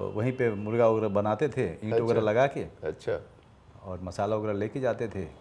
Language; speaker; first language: Hindi; native; Hindi